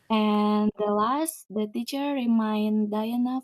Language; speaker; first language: English; non-native, learner; Indonesian